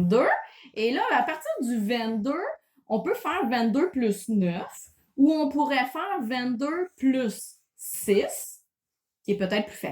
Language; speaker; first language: French; native; French